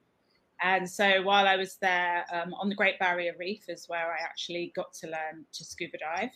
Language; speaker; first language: English; native; English